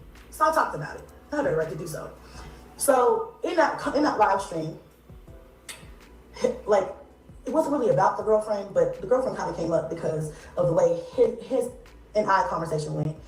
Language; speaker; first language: English; native; English